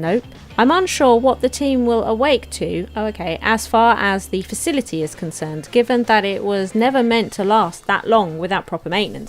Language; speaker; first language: English; native; English